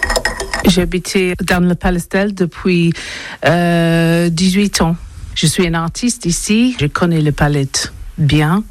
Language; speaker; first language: French; non-native, fluent; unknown